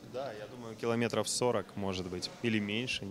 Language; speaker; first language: Russian; native; Russian